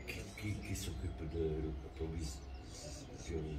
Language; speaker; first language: French; non-native, fluent; Romanian